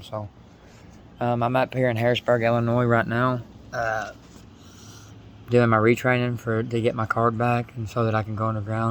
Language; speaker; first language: English; native; English